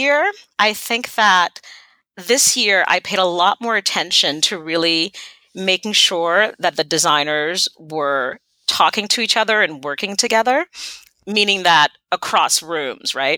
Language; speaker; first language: English; non-native, fluent; Haitian Creole